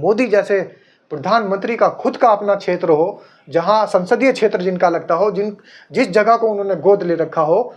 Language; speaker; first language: Hindi; native; Hindi